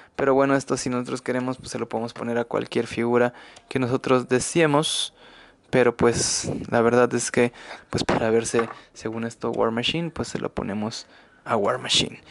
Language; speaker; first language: Spanish; native; Spanish